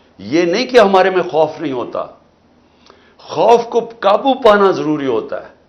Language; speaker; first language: Urdu; native; Urdu